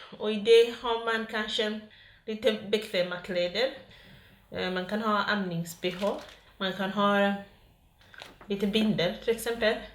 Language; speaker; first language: Swedish; non-native, fluent; Ganda